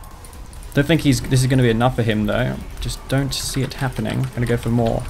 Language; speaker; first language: English; native; English